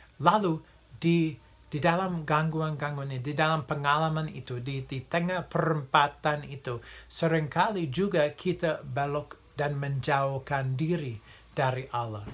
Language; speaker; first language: Indonesian; non-native, fluent; English